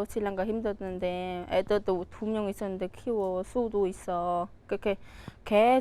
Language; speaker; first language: Korean; non-native, learner; Khmer